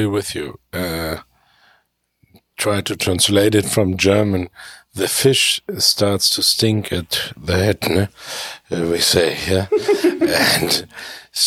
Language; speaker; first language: English; non-native, fluent; German